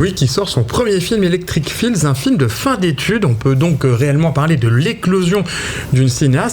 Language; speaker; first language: French; native; French